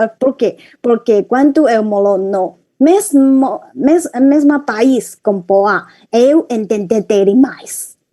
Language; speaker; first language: Portuguese; non-native, learner; Chinese